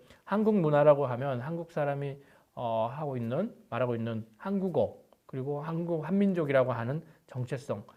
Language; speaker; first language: Korean; native; Korean